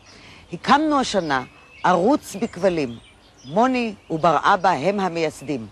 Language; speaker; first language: Hebrew; native; Hebrew